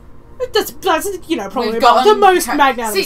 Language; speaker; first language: English; native; English